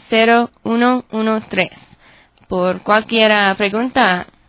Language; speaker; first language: Spanish; non-native, learner; English